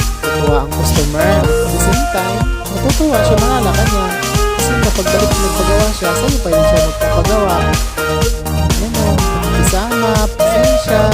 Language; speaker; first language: Filipino; non-native, local second language; Cebuano